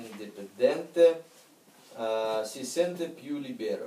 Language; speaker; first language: Italian; non-native, learner; Russian